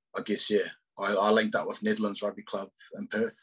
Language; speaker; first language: English; native; English